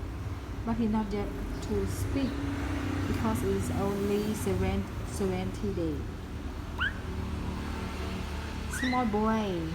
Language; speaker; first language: English; non-native, learner; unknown